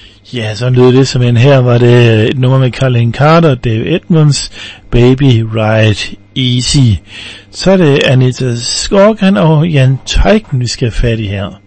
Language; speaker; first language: Danish; native; Danish